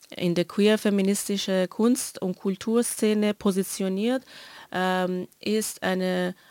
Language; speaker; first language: German; non-native, fluent; Persian